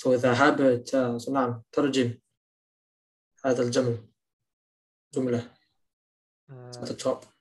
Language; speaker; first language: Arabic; non-native, fluent; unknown